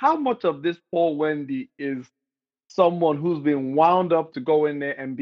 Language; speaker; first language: English; non-native, local second language; Igbo